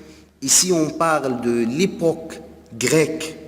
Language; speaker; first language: French; non-native, fluent; Arabic